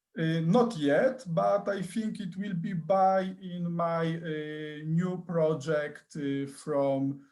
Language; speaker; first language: English; non-native, learner; Polish